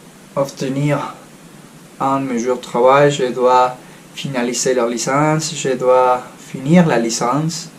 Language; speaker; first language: French; non-native, fluent; Spanish